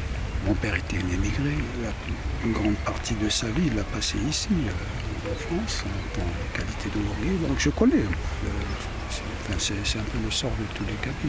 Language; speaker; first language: French; non-native, local second language; Kabyle